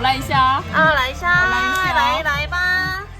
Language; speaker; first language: Chinese; non-native, learner; Korean